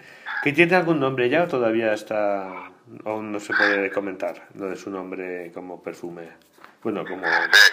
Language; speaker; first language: Spanish; native; Spanish